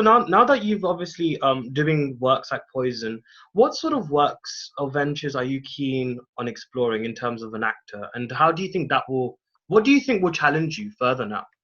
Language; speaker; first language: English; non-native, local second language; Hindi